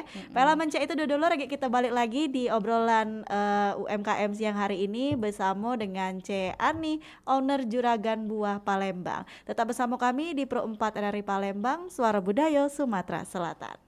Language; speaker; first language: Indonesian; native; Indonesian